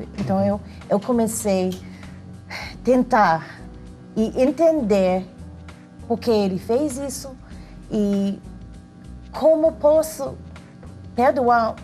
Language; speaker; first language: Portuguese; non-native, learner; English